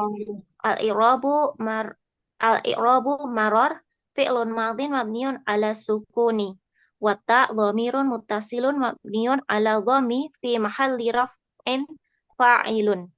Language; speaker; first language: Arabic; non-native, learner; Indonesian